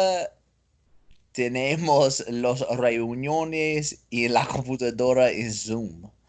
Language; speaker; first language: Spanish; non-native, learner; English